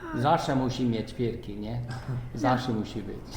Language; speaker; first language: Polish; early bilingual, heritage; Polish